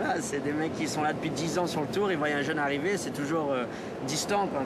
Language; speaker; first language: French; native; French